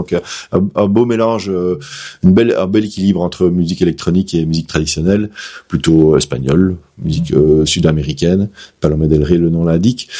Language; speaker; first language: French; native; French